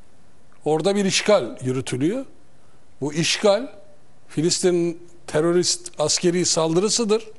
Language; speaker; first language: Turkish; native; Turkish